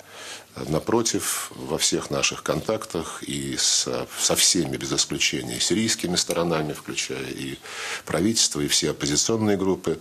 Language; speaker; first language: Russian; native; Russian